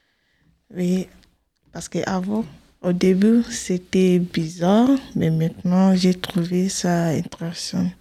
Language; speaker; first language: French; non-native, learner; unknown